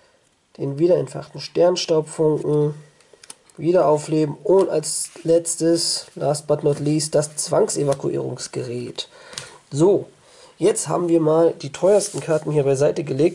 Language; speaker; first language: German; native; German